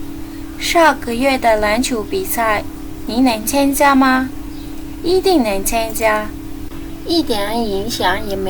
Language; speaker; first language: Chinese; non-native, fluent; Burmese